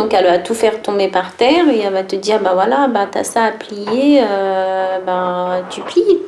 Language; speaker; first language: French; early bilingual, other home language; Tachelhit